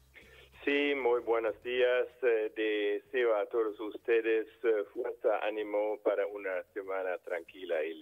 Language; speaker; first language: Spanish; non-native, fluent; German